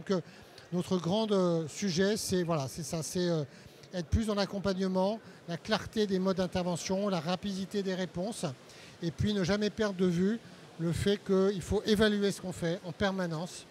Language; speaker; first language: French; native; French